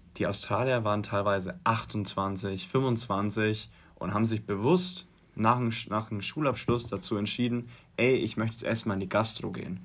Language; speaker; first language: German; native; German